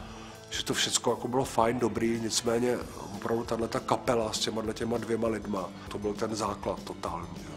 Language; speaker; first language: Czech; native; Czech